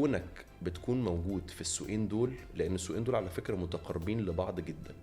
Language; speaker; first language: Arabic; native; Arabic